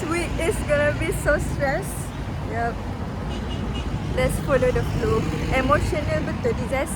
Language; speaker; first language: English; non-native, local second language; Malay